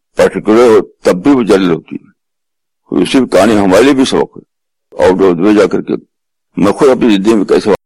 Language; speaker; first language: Urdu; native; Urdu